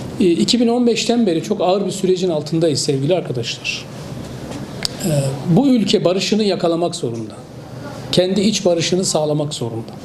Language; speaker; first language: Turkish; native; Turkish